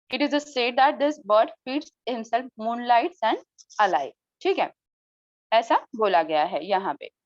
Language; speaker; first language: Hindi; non-native, local second language; Marathi